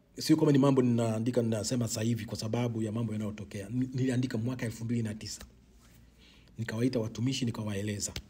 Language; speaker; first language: Swahili; native; Swahili